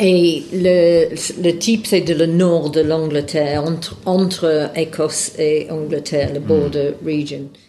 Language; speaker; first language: French; non-native, fluent; English